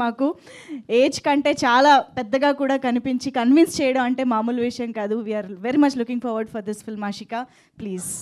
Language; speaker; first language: Telugu; native; Telugu